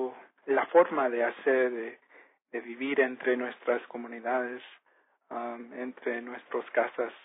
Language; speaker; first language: Spanish; early bilingual, heritage; Spanish